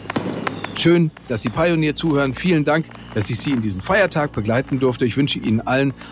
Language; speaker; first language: German; native; German